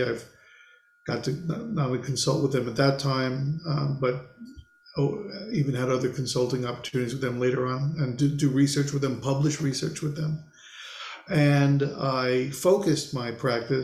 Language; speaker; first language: English; native; English